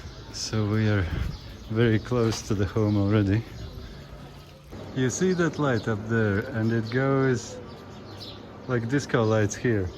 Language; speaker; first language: English; non-native, fluent; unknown